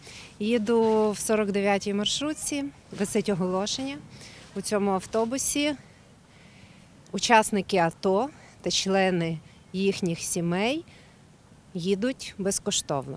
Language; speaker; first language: Ukrainian; native; Ukrainian